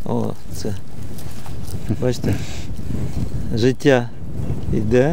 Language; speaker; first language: Ukrainian; native; Ukrainian